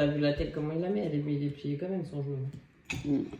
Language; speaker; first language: French; native; French